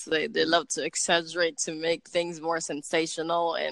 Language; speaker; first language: English; non-native, local second language; Filipino